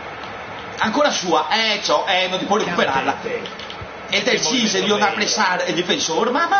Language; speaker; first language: Italian; native; Italian